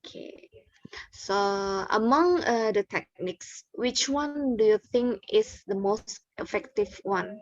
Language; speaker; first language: English; non-native, learner; Indonesian